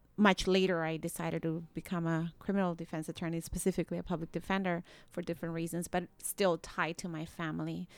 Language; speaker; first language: English; early bilingual, other home language; Spanish